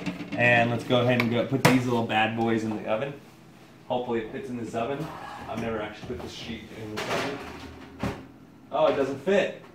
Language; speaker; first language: English; native; English